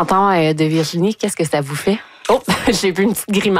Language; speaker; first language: French; native; French